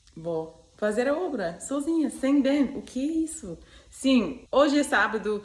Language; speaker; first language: Portuguese; non-native, fluent; English